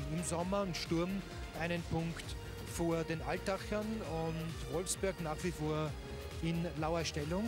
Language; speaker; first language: German; native; German